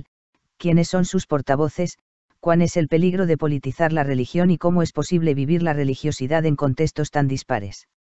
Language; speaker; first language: Spanish; native; Spanish